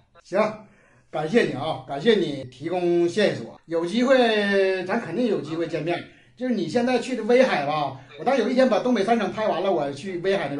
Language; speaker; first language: Chinese; native; Chinese